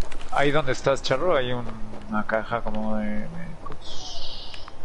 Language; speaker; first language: Spanish; native; Spanish